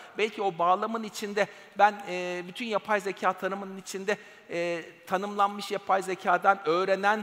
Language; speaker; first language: Turkish; native; Turkish